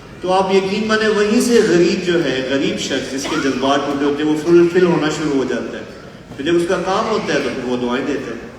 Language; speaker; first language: Urdu; native; Urdu